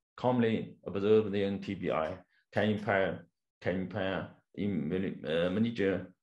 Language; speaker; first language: English; non-native, learner; Chinese